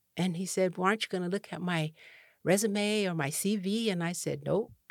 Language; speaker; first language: English; native; English